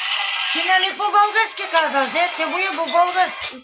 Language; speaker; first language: Bulgarian; non-native, local second language; Turkish